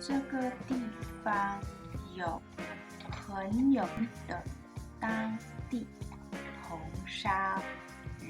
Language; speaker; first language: Chinese; non-native, learner; English